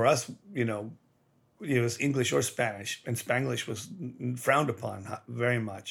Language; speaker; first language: English; early bilingual, other home language; Spanish